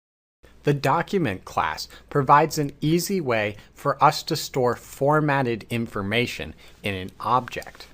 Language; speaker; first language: English; native; English